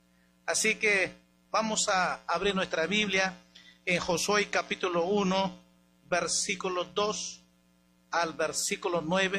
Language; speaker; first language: Spanish; native; Spanish